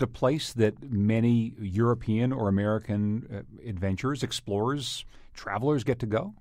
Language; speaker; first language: English; native; English